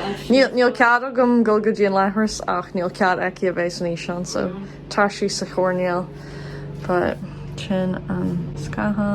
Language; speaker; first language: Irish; non-native, learner; English